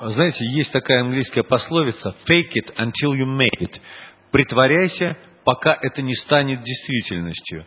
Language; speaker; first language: Russian; native; Russian